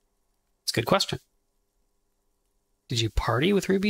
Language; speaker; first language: English; native; English